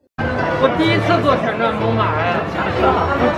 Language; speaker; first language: Chinese; native; Chinese